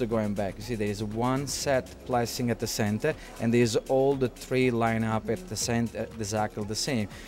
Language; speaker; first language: English; non-native, fluent; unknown